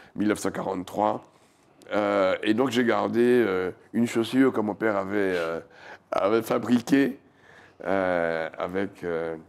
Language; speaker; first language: French; native; French